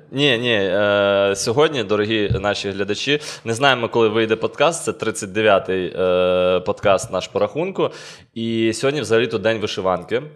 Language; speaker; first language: Ukrainian; native; Ukrainian